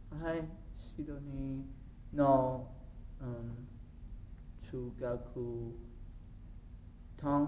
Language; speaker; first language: Japanese; non-native, learner; English